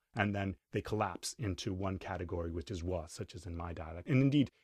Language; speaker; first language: English; non-native, fluent; Spanish